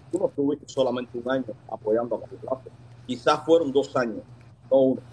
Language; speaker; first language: Spanish; native; Spanish